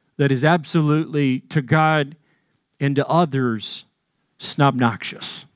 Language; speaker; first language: English; native; English